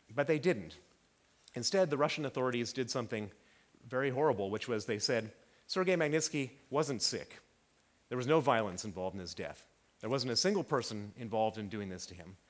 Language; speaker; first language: English; native; English